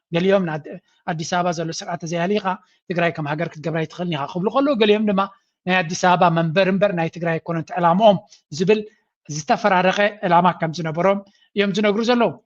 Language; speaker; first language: Tigrinya; native; Tigrinya